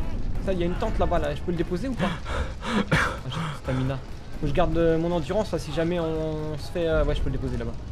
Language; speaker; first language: French; native; French